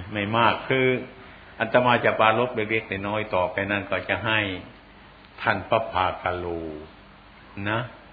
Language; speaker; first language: Thai; non-native, local second language; Northeastern Thai